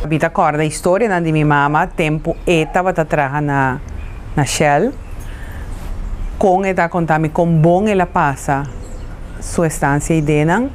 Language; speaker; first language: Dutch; non-native, local second language; Papiamento